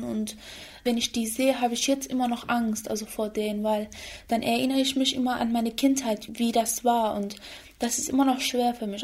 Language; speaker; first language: German; early bilingual, other home language; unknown